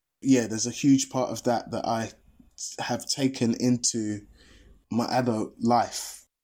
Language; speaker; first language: English; native; English